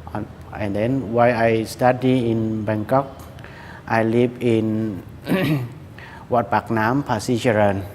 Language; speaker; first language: English; non-native, learner; Khmer